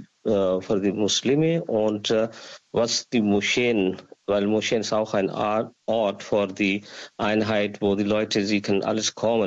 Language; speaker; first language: German; non-native, learner; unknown